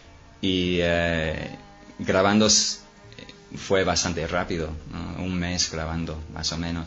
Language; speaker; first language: Spanish; non-native, fluent; English